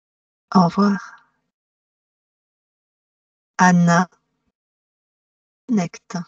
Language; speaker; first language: French; native; French